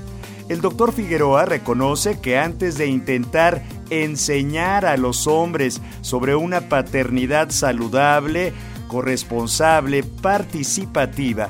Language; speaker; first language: Spanish; native; Spanish